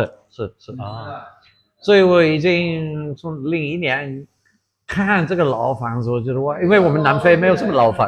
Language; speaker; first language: Chinese; non-native, fluent; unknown